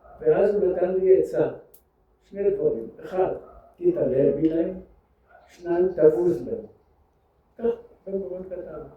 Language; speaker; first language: Hebrew; early bilingual, other home language; French